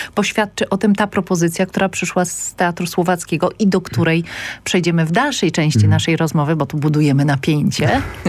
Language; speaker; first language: Polish; native; Polish